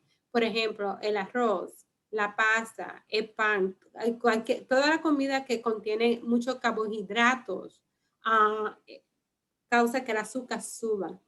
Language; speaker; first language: Spanish; early bilingual, heritage; Spanish